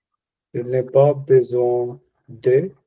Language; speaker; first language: French; non-native, learner; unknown